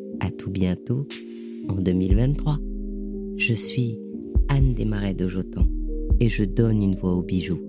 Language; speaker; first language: French; native; French